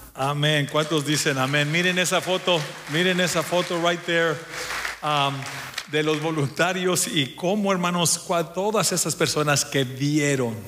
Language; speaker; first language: Spanish; early bilingual, heritage; Spanish